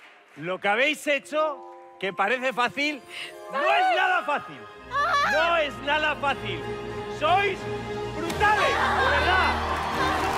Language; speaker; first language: Spanish; native; Spanish